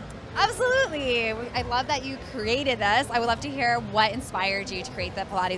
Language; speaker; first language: English; native; English